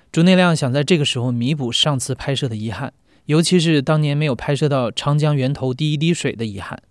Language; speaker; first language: Chinese; native; Chinese